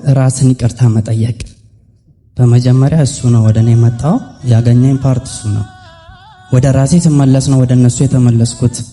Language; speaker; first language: Amharic; non-native, local second language; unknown